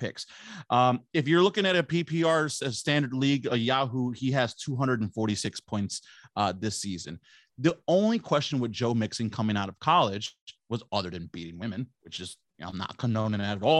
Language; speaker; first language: English; native; English